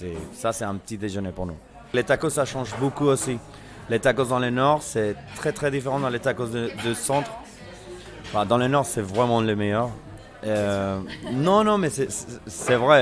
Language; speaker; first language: French; non-native, fluent; Spanish